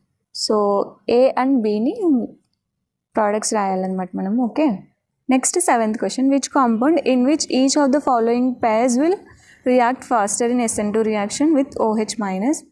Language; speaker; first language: English; non-native, local second language; Telugu